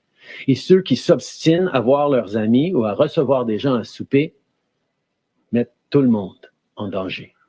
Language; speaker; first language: French; native; French